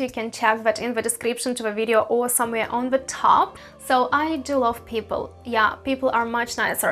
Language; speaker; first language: English; non-native, fluent; Russian